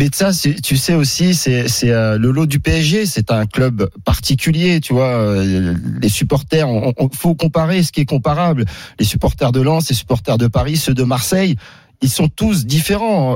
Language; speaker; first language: French; native; French